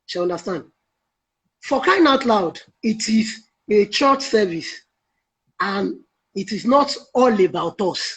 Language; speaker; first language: English; non-native, local second language; Yoruba